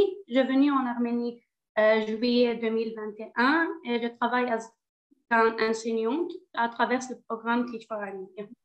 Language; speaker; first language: French; non-native, learner; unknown